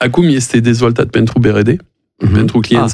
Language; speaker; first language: Romanian; non-native, learner; French